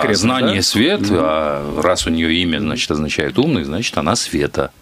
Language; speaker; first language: Russian; native; Russian